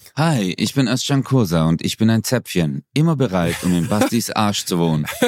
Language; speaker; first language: German; early bilingual, other home language; Turkish